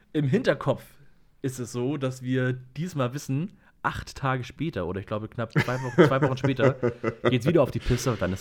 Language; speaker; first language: German; native; German